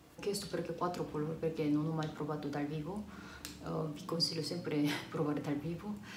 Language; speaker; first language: Italian; non-native, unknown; Korean